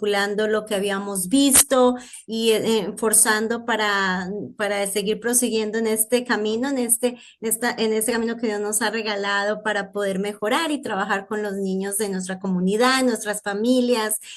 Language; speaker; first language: Spanish; native; Spanish